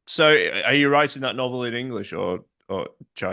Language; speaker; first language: English; native; English